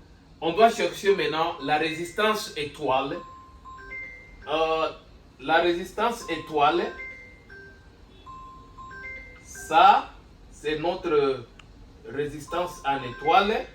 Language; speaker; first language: French; non-native, learner; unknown